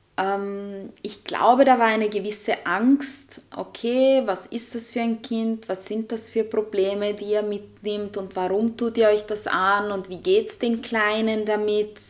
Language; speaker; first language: German; non-native, fluent; Italian